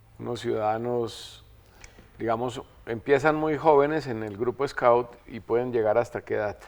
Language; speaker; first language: Spanish; native; Spanish